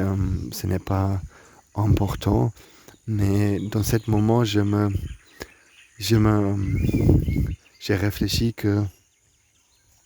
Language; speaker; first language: French; non-native, learner; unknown